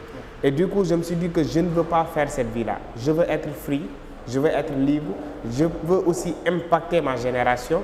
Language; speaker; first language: French; non-native, local second language; Wolof